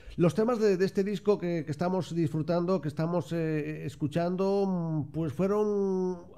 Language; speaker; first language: Spanish; native; Spanish